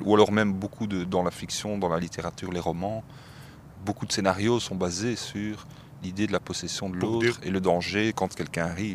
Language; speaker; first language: French; native; French